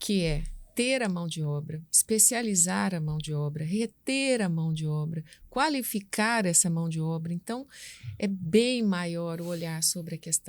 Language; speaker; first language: Portuguese; native; Portuguese